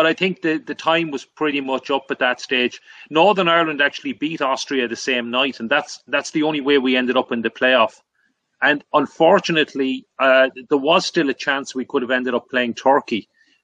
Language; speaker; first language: English; native; English